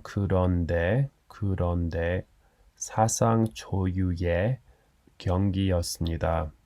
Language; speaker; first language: Korean; non-native, fluent; English